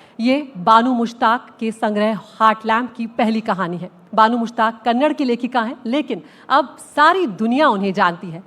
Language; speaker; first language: Hindi; native; Hindi